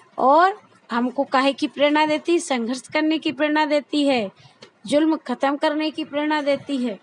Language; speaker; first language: Hindi; native; Hindi